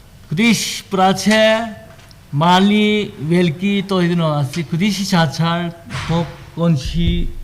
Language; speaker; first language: Czech; non-native, learner; Korean